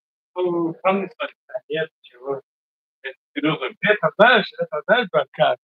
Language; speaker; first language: Russian; non-native, fluent; Tajik